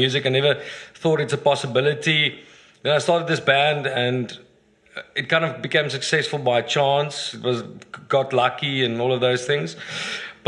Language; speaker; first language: English; non-native, local second language; Afrikaans